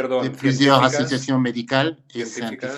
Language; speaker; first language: French; non-native, fluent; Spanish